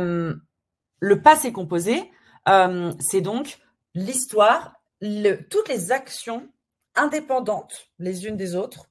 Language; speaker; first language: French; native; French